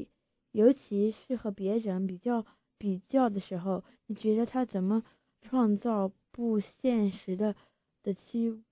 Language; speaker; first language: Chinese; early bilingual, heritage; Chinese